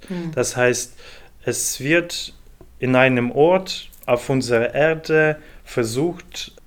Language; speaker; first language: German; non-native, fluent; Ukrainian